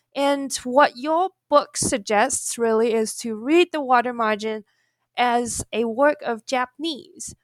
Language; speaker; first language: English; non-native, fluent; Chinese